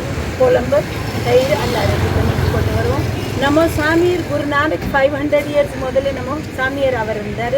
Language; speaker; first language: Tamil; non-native, local second language; Punjabi